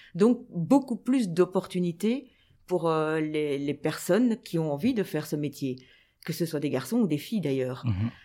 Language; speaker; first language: French; native; French